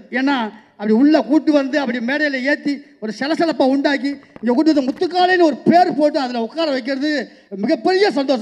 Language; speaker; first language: Tamil; native; Tamil